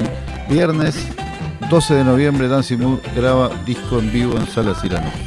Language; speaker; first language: Spanish; native; Spanish